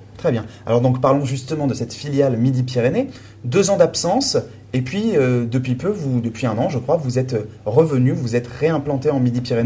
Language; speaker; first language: French; native; French